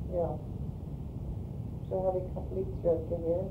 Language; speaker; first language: Swedish; early bilingual, heritage; Swedish